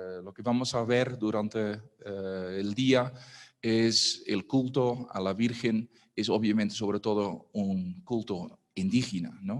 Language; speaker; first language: Spanish; non-native, fluent; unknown